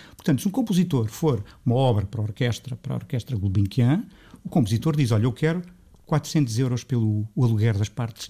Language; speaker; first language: Portuguese; native; Portuguese